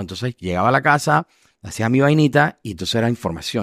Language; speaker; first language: Spanish; native; Spanish